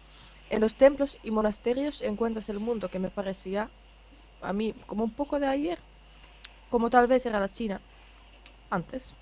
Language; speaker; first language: Spanish; non-native, fluent; Finnish